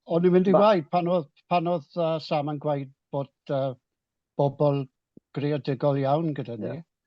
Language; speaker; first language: Welsh; non-native, local second language; English